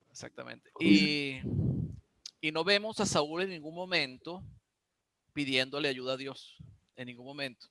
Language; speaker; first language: Spanish; native; Spanish